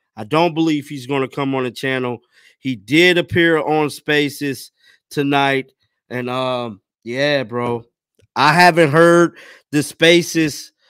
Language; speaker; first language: English; native; English